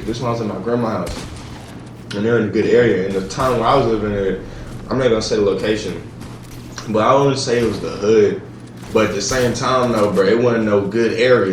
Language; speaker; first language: English; native; English